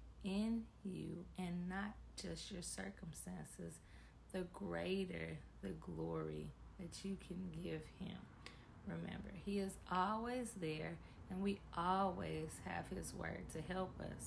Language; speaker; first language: English; native; English